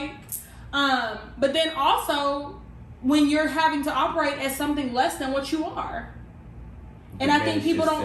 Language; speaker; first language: English; native; English